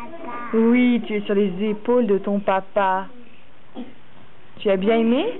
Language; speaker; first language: French; native; French